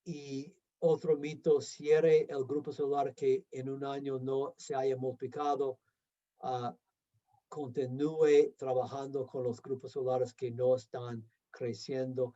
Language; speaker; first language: Spanish; non-native, fluent; English